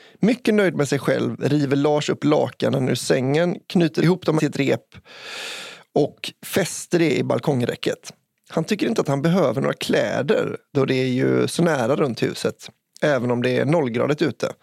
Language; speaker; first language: Swedish; native; Swedish